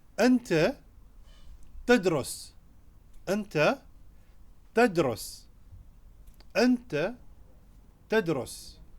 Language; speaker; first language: Arabic; non-native, fluent; Urdu